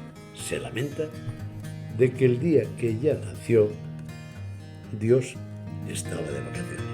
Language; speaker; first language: Spanish; native; Spanish